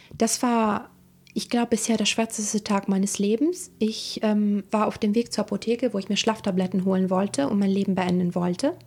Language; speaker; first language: German; non-native, fluent; Italian